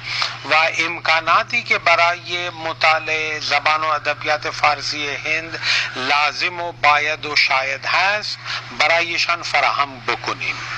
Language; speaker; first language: Persian; non-native, fluent; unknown